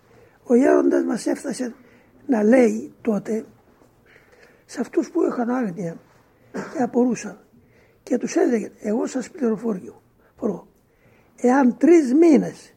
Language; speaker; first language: Greek; native; Greek